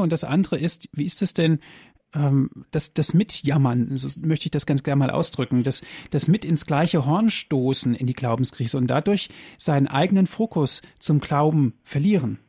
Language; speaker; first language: German; native; German